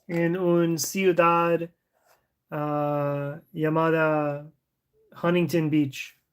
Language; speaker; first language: Spanish; non-native, learner; English